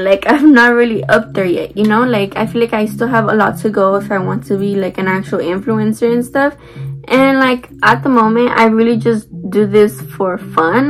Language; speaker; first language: English; early bilingual, other home language; Spanish